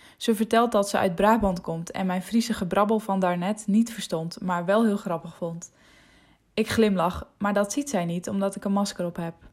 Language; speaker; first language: Dutch; non-native, local second language; Western Frisian